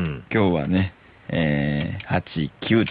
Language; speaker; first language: Japanese; native; Japanese